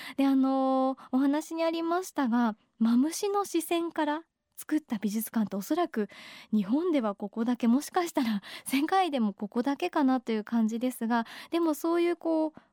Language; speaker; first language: Japanese; native; Japanese